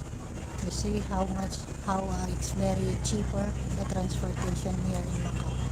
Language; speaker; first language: English; non-native, local second language; Filipino